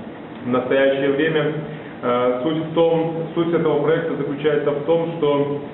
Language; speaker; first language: Russian; native; Russian